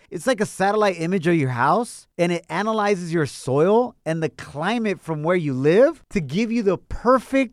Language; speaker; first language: English; non-native, fluent; Spanish